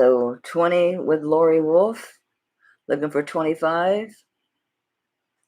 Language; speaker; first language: English; native; English